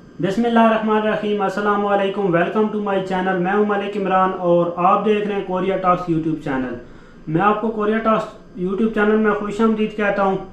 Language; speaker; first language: Hindi; non-native, local second language; Punjabi